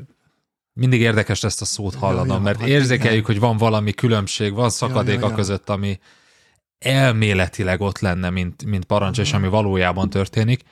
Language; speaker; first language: Hungarian; native; Hungarian